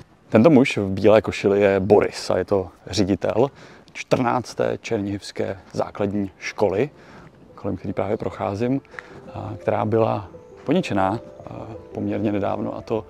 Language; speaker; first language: Czech; native; Czech